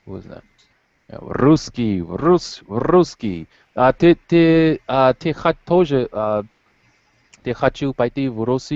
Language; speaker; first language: Russian; non-native, learner; English